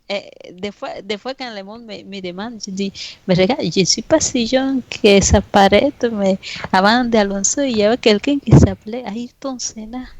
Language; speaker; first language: French; non-native, fluent; Spanish